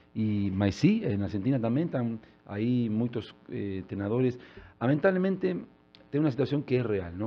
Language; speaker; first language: Portuguese; non-native, learner; Spanish